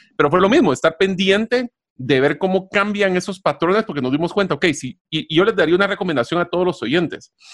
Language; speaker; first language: Spanish; native; Spanish